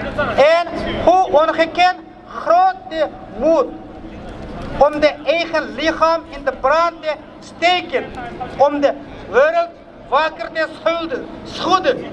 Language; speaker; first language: Dutch; non-native, fluent; Uyghur